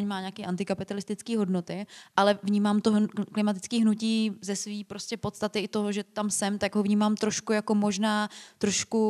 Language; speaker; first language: Czech; native; Czech